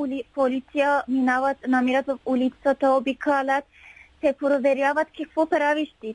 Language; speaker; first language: Bulgarian; non-native, learner; Persian